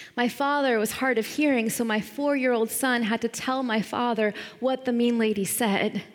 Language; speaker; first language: English; native; English